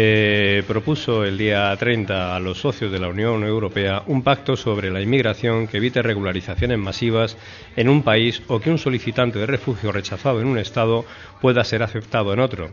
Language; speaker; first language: Spanish; native; Spanish